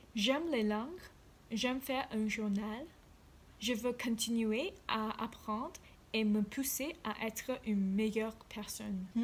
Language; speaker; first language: French; non-native, learner; English